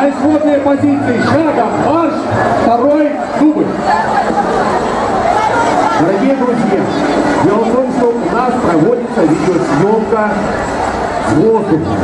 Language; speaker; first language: Russian; native; Russian